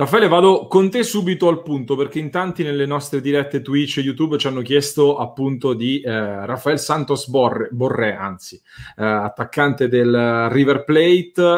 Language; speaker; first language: Italian; native; Italian